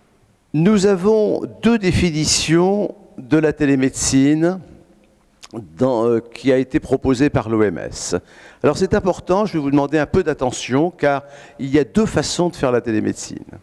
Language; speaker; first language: French; native; French